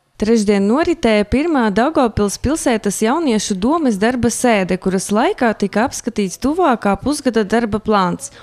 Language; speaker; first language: Latvian; non-native, local second language; Russian